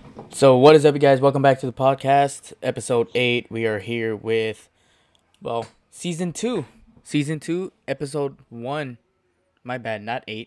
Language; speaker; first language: English; early bilingual, other home language; Spanish